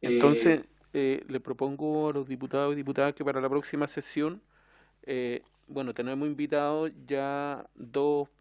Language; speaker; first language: Spanish; native; Spanish